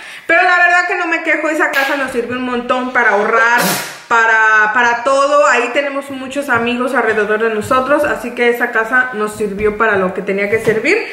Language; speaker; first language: Spanish; early bilingual, heritage; Spanish